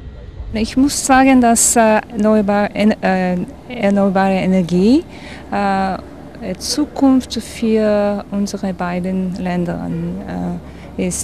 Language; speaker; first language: German; non-native, fluent; English